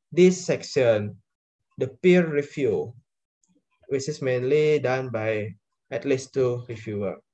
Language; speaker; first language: English; non-native, learner; Indonesian